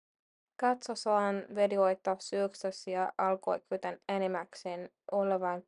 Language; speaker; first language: Finnish; non-native, learner; English